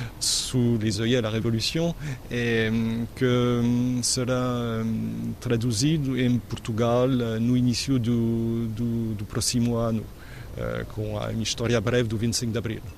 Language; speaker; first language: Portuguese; non-native, learner; French